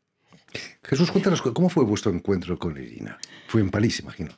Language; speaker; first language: Spanish; native; Spanish